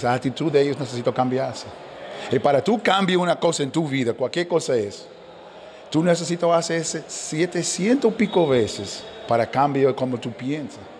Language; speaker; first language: Spanish; non-native, learner; English